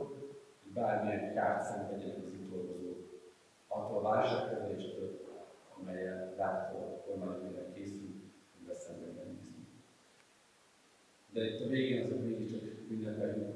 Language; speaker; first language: Hungarian; native; Hungarian